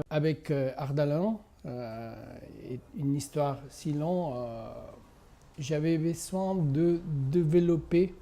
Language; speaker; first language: French; non-native, fluent; Spanish